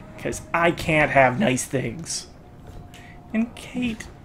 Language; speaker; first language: English; native; English